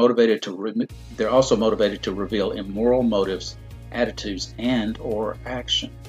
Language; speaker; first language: English; native; English